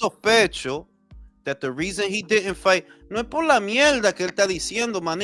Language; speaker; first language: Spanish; early bilingual, heritage; Spanish